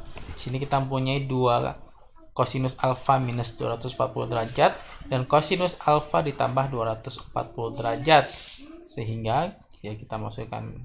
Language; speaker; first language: Indonesian; native; Indonesian